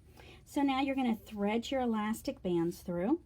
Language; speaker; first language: English; native; English